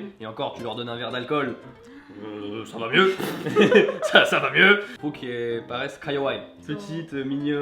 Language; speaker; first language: French; native; French